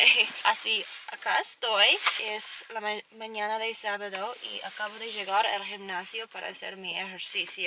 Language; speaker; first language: Spanish; non-native, learner; English